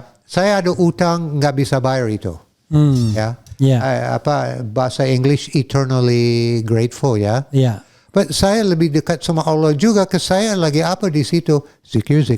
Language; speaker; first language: Indonesian; non-native, fluent; English